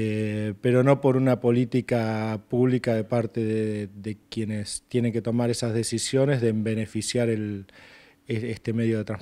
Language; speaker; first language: Spanish; native; Spanish